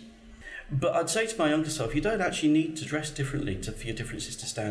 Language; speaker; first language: English; native; English